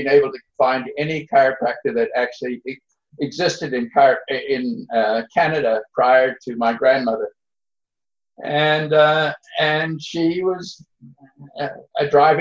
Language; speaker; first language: English; native; English